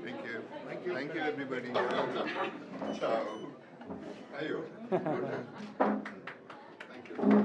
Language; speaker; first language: Telugu; native; Telugu